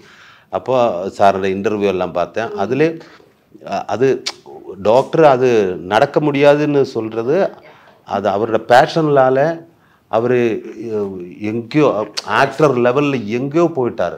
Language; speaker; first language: Tamil; non-native, learner; Malayalam